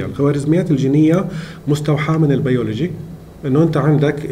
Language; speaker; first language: Arabic; native; Arabic